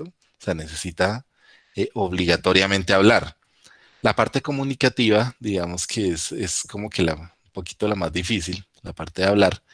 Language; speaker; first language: Spanish; native; Spanish